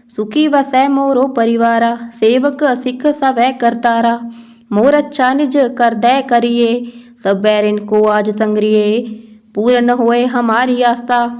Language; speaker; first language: Hindi; non-native, local second language; Punjabi